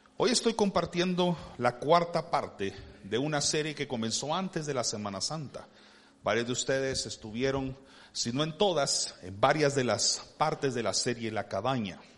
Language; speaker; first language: Spanish; early bilingual, heritage; Spanish